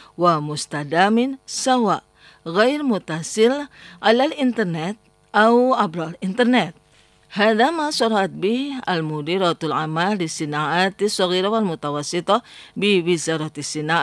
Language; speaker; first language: Arabic; non-native, fluent; Indonesian